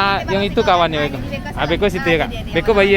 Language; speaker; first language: Indonesian; native; Indonesian